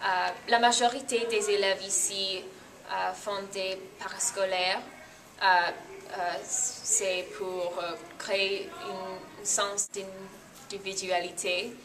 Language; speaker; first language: French; non-native, learner; English